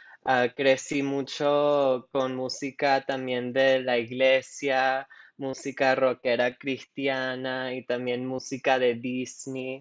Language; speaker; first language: Spanish; non-native, local second language; English